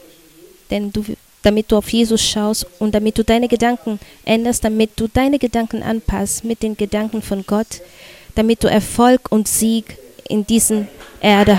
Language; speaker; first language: German; non-native, fluent; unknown